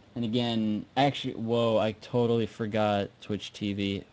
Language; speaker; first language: English; native; English